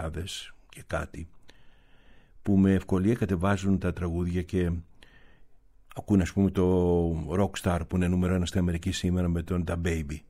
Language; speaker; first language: Greek; native; Greek